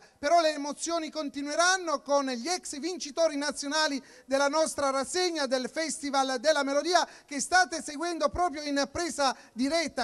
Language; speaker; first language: Italian; native; Italian